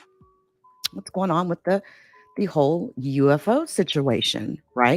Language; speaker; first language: English; native; English